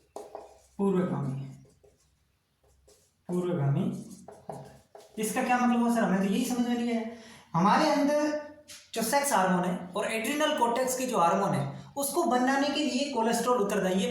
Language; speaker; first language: Hindi; native; Hindi